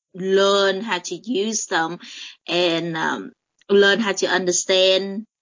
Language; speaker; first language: English; non-native, fluent; Vietnamese